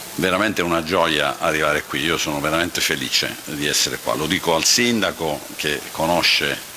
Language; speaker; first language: Italian; native; Italian